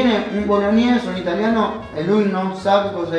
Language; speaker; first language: Italian; non-native, learner; Spanish